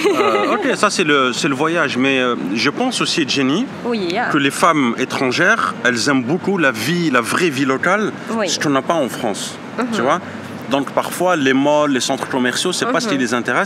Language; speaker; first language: French; native; French